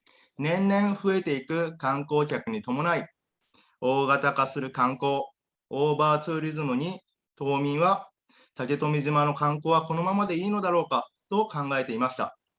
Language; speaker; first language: Japanese; native; Japanese